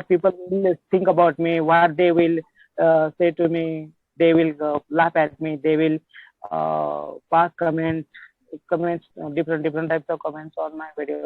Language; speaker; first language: English; non-native, learner; Marathi